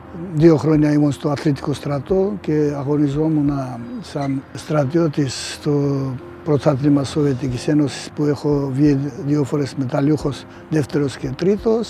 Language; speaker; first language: Greek; early bilingual, heritage; Greek